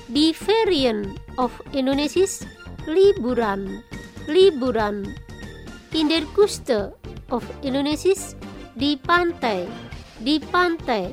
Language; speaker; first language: German; non-native, learner; Indonesian